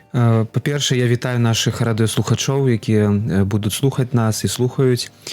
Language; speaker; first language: Belarusian; non-native, local second language; Russian